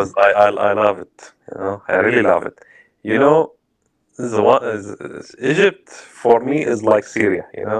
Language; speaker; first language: English; non-native, learner; Arabic